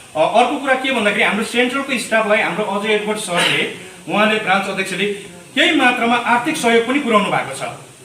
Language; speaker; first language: Nepali; native; Nepali